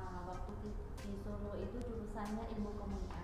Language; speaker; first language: Indonesian; non-native, fluent; Khmer